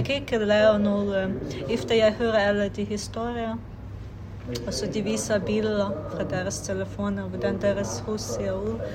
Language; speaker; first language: Danish; non-native, fluent; Ukrainian